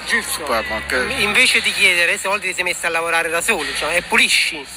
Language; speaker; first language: Italian; native; Italian